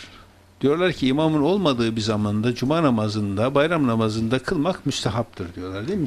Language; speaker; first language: Turkish; native; Turkish